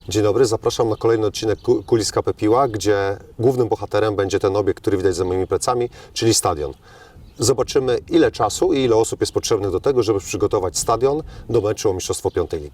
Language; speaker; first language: Polish; native; Polish